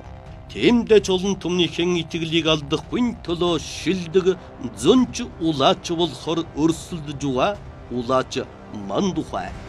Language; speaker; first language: Mongolian; native; Mongolian